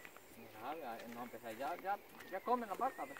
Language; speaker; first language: Spanish; native; Spanish